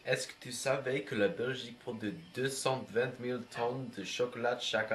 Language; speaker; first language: French; non-native, learner; English